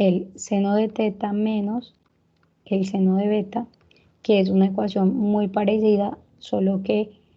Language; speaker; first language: Spanish; native; Spanish